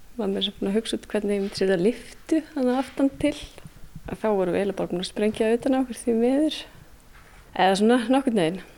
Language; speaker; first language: Icelandic; native; Icelandic